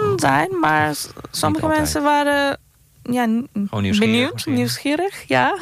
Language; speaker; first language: Dutch; non-native, learner; Turkish